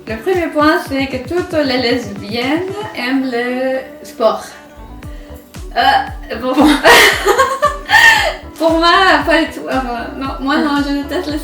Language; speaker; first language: French; non-native, fluent; Spanish